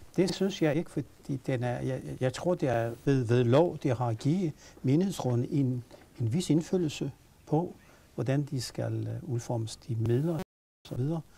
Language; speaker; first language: Danish; non-native, fluent; Turkish